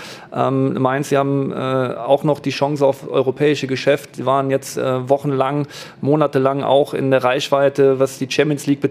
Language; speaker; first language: German; native; German